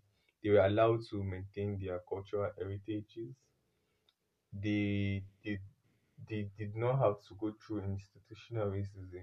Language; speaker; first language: English; non-native, local second language; Yoruba